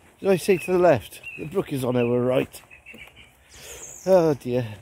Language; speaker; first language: English; native; English